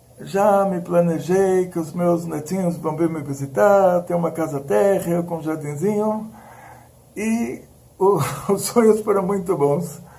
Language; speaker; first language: Portuguese; early bilingual, other home language; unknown